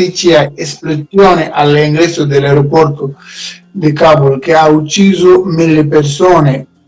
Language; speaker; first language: Italian; non-native, learner; Persian